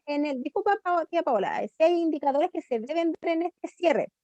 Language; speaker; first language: Spanish; native; Spanish